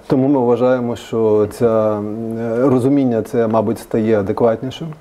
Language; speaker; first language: Ukrainian; native; Ukrainian